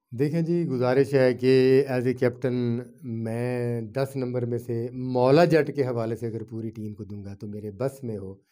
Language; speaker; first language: Urdu; non-native, local second language; Punjabi